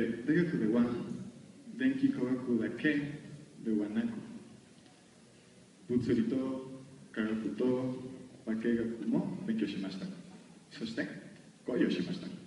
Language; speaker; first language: Japanese; non-native, learner; Spanish